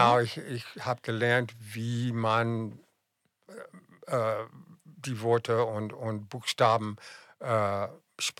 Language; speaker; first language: German; non-native, fluent; English